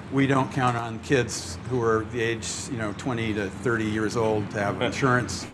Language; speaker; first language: English; native; English